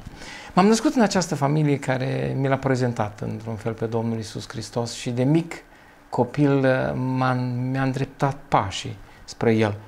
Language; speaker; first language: Romanian; native; Romanian